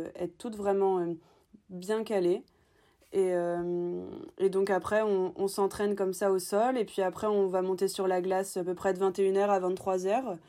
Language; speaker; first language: French; native; French